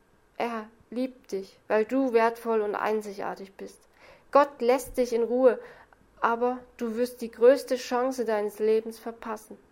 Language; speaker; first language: German; native; German